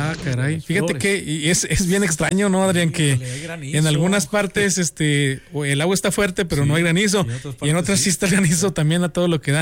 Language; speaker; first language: Spanish; native; Spanish